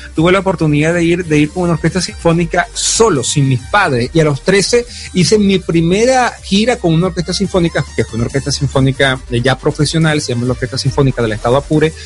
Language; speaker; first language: Spanish; native; Spanish